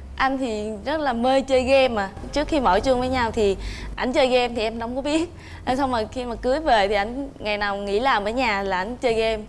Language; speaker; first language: Vietnamese; native; Vietnamese